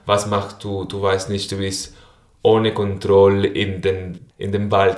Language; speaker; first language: German; non-native, learner; Spanish